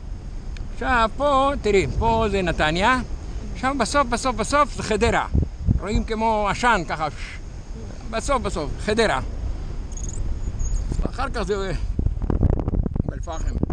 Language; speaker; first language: Hebrew; native; Hebrew